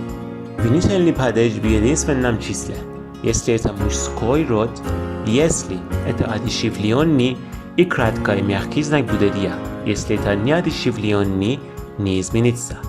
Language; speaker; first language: Russian; non-native, fluent; Persian